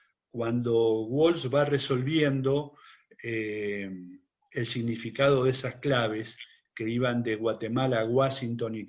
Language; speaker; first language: Spanish; native; Spanish